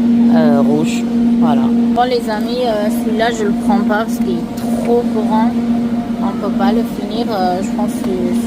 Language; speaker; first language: French; non-native, learner; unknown